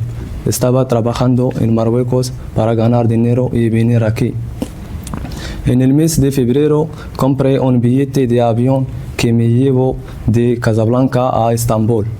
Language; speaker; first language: Spanish; non-native, learner; Central Atlas Tamazight